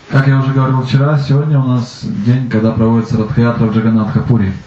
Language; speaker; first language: Russian; native; Russian